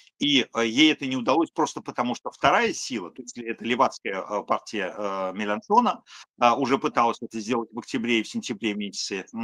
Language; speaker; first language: Russian; native; Russian